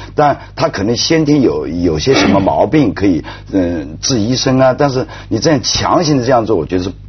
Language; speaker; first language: Chinese; native; Chinese